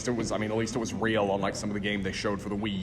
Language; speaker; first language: English; native; English